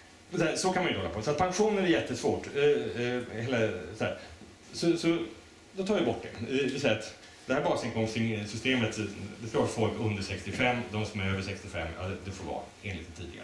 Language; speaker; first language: Swedish; native; Swedish